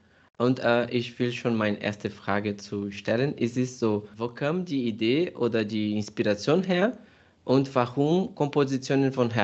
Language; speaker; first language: German; non-native, fluent; Portuguese